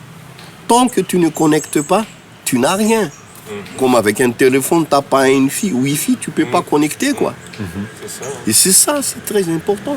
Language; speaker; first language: French; non-native, local second language; Malagasy